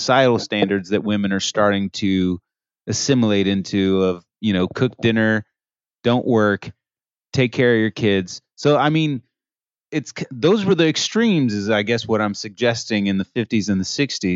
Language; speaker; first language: English; native; English